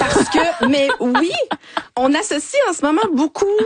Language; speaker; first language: French; native; French